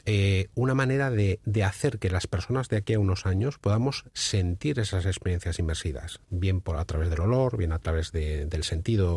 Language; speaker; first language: Spanish; native; Spanish